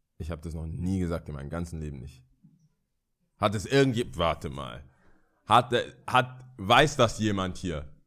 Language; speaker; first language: German; early bilingual, other home language; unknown